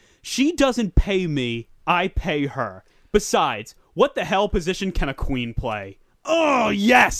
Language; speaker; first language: English; native; English